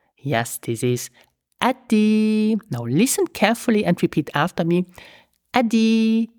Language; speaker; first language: English; non-native, fluent; Luxembourgish